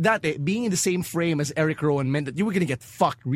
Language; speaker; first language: English; non-native, local second language; Filipino